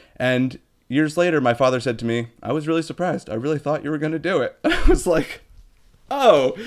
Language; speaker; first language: English; native; English